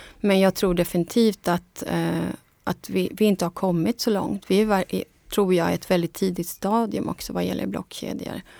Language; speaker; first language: Swedish; non-native, fluent; Spanish